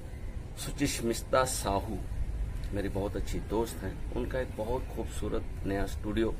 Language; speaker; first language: Hindi; native; Hindi